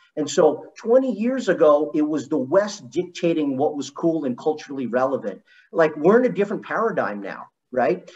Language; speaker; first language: English; native; English